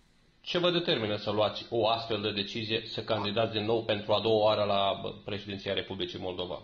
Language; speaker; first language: Romanian; native; Romanian